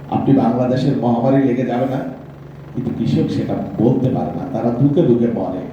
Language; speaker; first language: Bangla; native; Bangla